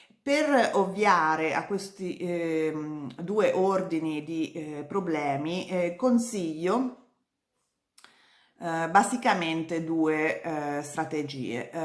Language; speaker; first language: Italian; native; Italian